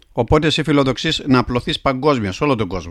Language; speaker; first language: Greek; native; Greek